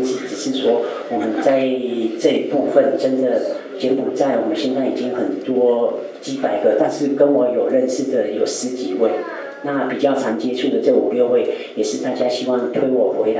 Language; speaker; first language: Chinese; native; Chinese